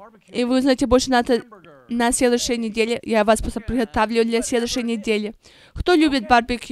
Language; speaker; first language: Russian; non-native, fluent; English